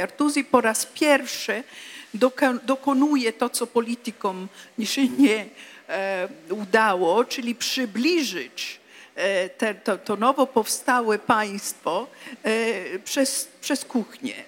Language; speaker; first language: Polish; non-native, fluent; Italian